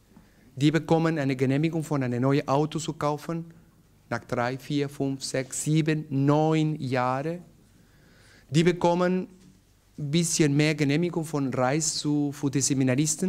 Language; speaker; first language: German; non-native, learner; Spanish